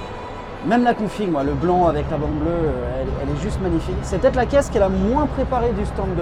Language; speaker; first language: French; native; French